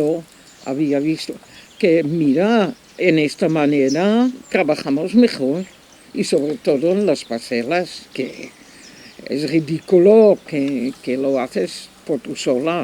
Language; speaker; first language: Spanish; non-native, fluent; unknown